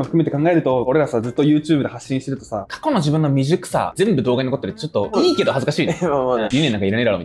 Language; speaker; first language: Japanese; native; Japanese